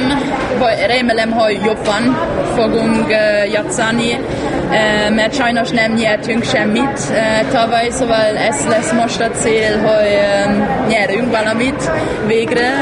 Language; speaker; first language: Hungarian; non-native, learner; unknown